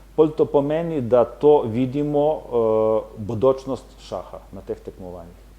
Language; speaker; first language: Slovenian; non-native, fluent; Ukrainian